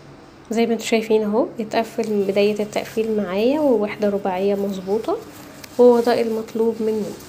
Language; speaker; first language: Arabic; native; Arabic